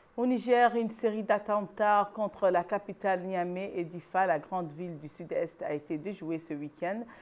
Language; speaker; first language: French; non-native, local second language; Arabic